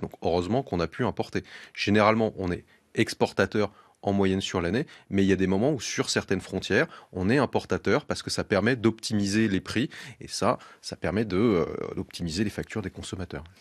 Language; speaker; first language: French; native; French